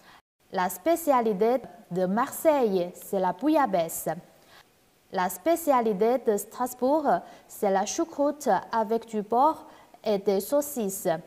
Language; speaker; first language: French; non-native, fluent; Chinese